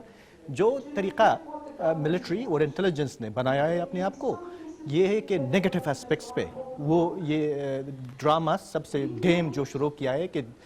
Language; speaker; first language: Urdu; non-native, fluent; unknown